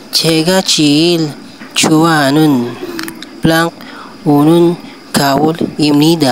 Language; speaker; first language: Korean; non-native, learner; Filipino